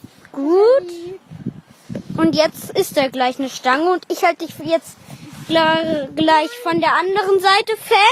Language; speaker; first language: German; native; German